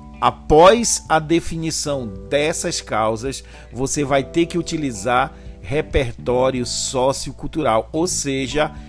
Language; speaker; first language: Portuguese; native; Portuguese